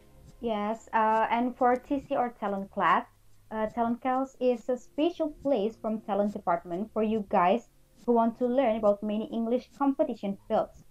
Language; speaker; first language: English; non-native, fluent; Indonesian